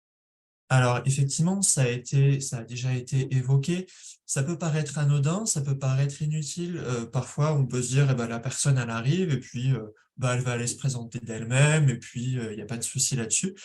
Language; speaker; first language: French; native; French